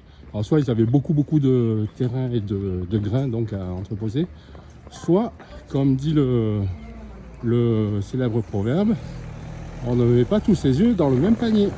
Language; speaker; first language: French; native; French